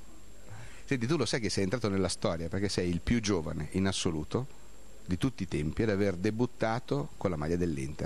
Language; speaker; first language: Italian; native; Italian